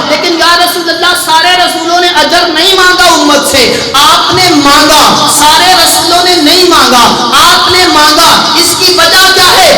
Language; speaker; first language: Urdu; non-native, local second language; Punjabi